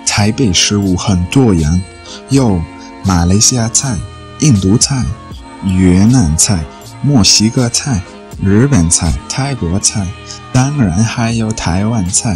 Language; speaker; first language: Chinese; non-native, learner; English